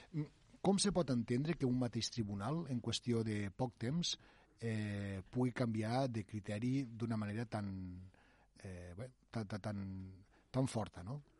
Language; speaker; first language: Catalan; native; Catalan